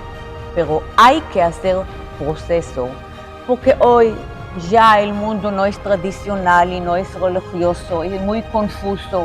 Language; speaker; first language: Spanish; non-native, fluent; Hebrew